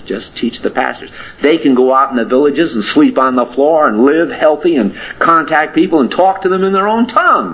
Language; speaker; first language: English; native; English